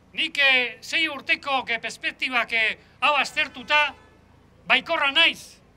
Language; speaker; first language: Basque; native; Basque